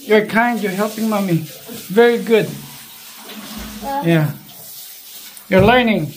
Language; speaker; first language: English; non-native, local second language; Filipino